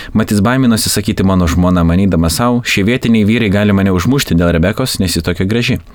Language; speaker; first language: Lithuanian; native; Lithuanian